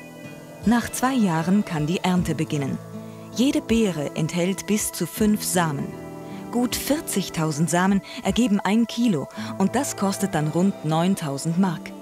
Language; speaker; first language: German; native; German